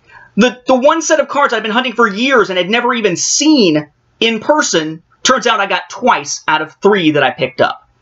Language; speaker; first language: English; native; English